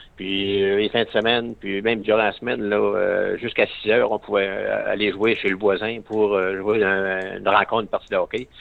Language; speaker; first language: French; native; French